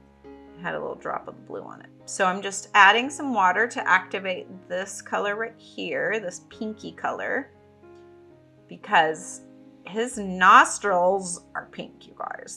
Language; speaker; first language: English; native; English